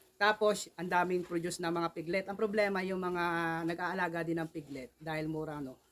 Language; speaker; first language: Filipino; non-native, local second language; Cebuano